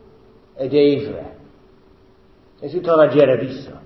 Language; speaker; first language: Hungarian; non-native, fluent; English